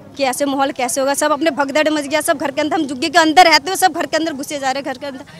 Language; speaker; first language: Hindi; native; Hindi